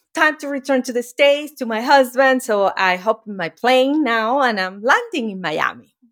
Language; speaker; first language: English; non-native, fluent; Spanish